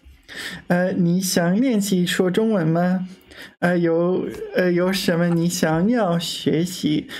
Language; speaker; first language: Chinese; non-native, learner; English